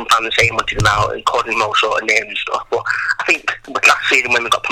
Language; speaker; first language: English; native; English